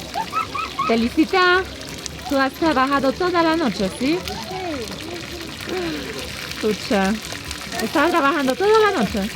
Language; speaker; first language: Spanish; non-native, fluent; Polish